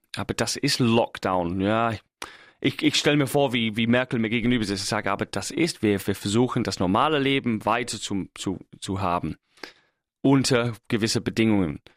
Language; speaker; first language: German; non-native, fluent; English